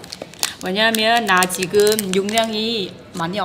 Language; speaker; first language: Korean; non-native, learner; Vietnamese